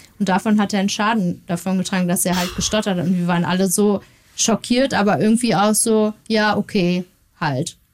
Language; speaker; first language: German; early bilingual, other home language; Turkish